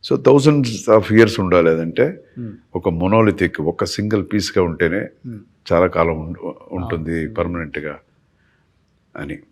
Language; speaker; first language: Telugu; native; Telugu